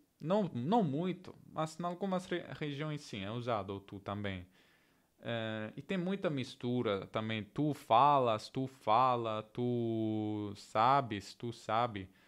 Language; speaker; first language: Portuguese; non-native, learner; Italian